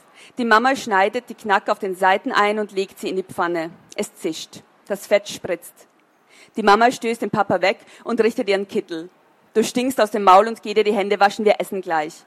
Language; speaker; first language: German; native; German